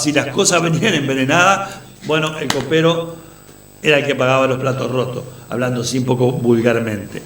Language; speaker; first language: Spanish; native; Spanish